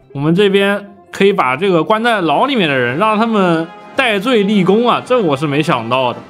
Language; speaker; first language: Chinese; native; Chinese